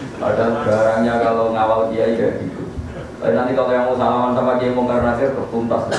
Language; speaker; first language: Malay; non-native, local second language; Javanese